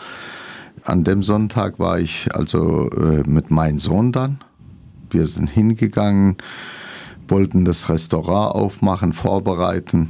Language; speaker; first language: German; non-native, fluent; Arabic